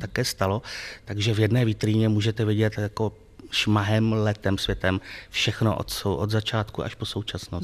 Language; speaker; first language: Czech; native; Czech